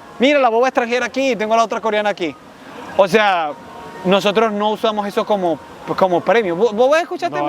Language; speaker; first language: Spanish; native; Spanish